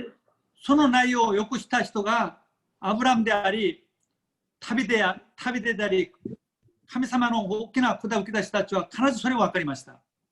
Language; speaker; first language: Japanese; non-native, fluent; Korean